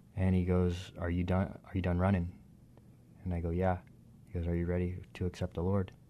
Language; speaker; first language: English; native; English